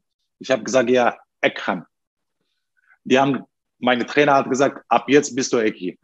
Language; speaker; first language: German; non-native, learner; Turkish